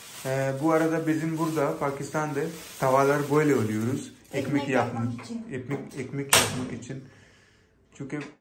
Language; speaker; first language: Turkish; non-native, learner; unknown